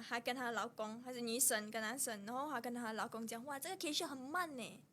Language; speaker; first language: Chinese; non-native, local second language; Malay